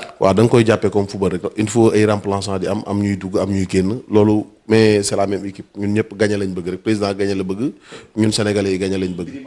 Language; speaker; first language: Wolof; native; Wolof